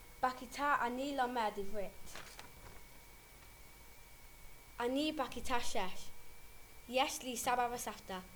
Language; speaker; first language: Hebrew; non-native, learner; English